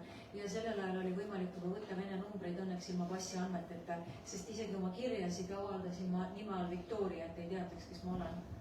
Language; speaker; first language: Estonian; native; Estonian